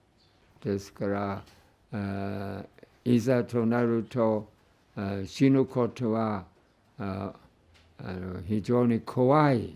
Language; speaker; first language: Japanese; non-native, fluent; English